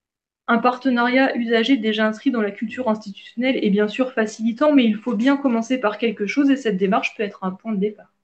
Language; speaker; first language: French; native; French